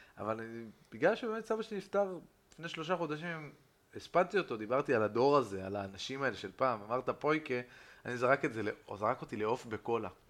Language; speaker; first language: Hebrew; native; Hebrew